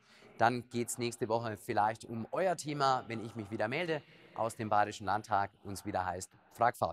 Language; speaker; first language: German; native; German